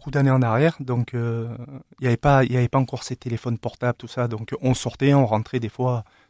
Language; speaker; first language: French; native; French